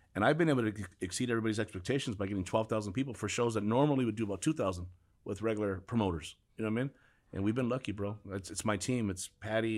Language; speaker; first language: English; native; English